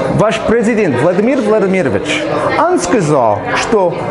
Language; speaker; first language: Russian; non-native, learner; English